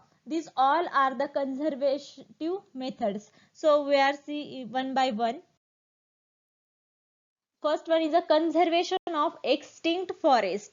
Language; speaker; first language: English; non-native, local second language; Marathi